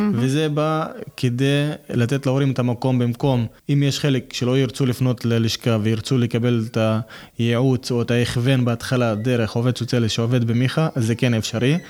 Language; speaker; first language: Hebrew; non-native, local second language; Arabic